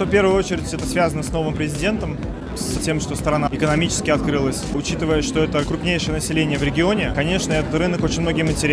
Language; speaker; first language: Russian; non-native, local second language; Uzbek